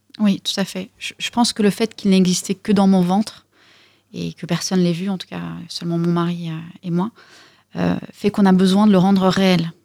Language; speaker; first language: French; early bilingual, other home language; Russian